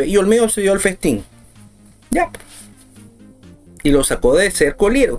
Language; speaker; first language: Spanish; native; Spanish